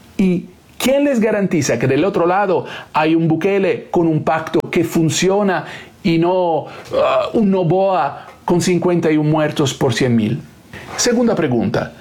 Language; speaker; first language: Spanish; non-native, fluent; Italian